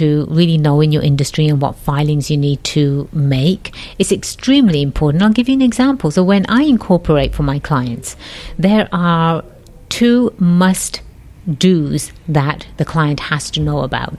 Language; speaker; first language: English; native; English